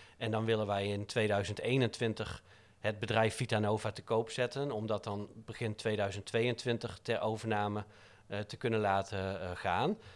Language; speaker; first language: Dutch; native; Dutch